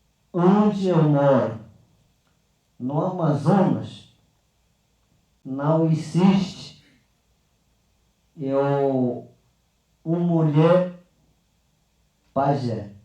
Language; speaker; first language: Portuguese; non-native, local second language; Yanomámi